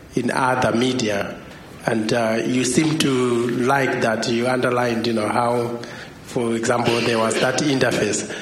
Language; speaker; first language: English; non-native, local second language; Shona